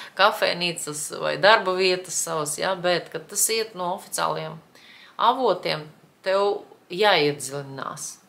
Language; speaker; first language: Latvian; non-native, local second language; Russian